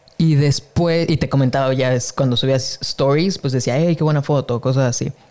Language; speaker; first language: Spanish; native; Spanish